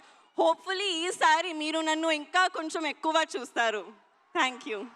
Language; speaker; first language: Telugu; non-native, learner; Hindi